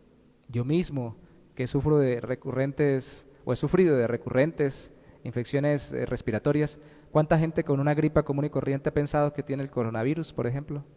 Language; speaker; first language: Spanish; native; Spanish